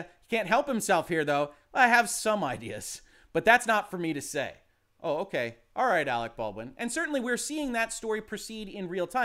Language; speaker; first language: English; native; English